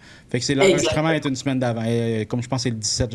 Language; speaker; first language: French; native; French